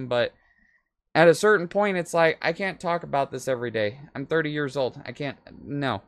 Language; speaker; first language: English; native; English